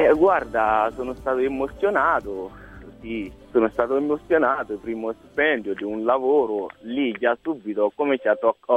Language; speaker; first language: Italian; non-native, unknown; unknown